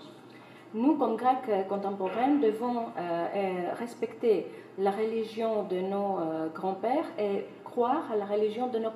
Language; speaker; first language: French; non-native, fluent; Greek